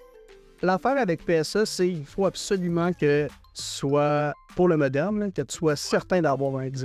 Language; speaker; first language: French; native; French